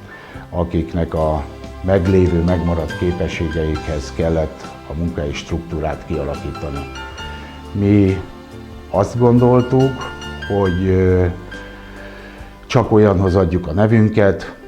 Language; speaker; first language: Hungarian; native; Hungarian